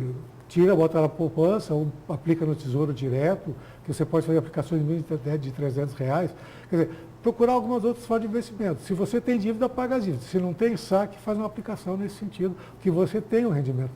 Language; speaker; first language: Portuguese; native; Portuguese